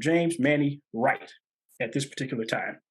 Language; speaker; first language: English; native; English